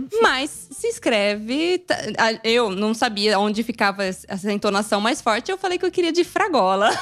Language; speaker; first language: Portuguese; native; Portuguese